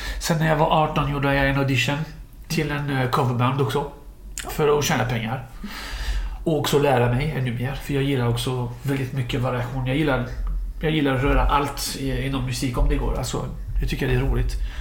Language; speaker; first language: Swedish; non-native, fluent; French